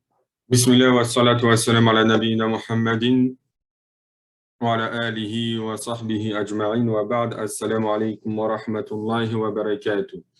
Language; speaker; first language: Arabic; non-native, fluent; French